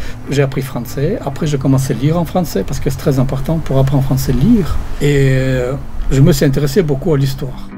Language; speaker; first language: French; non-native, fluent; Russian